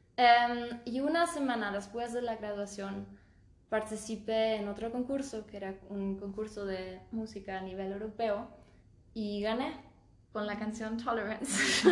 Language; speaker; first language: Spanish; early bilingual, heritage; Spanish